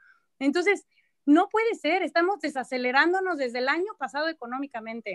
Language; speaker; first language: Spanish; native; Spanish